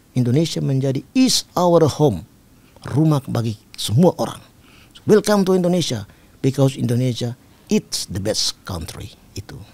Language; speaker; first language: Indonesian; non-native, local second language; Tetum